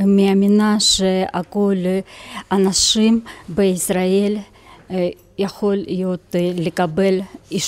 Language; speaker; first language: Hebrew; non-native, learner; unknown